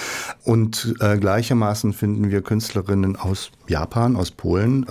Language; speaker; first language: German; native; German